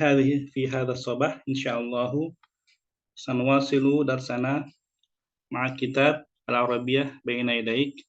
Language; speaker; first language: Arabic; non-native, fluent; Indonesian